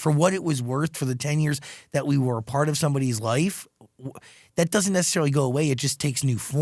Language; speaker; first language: English; native; English